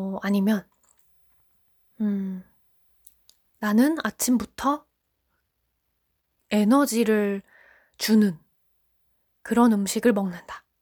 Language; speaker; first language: Korean; non-native, fluent; Japanese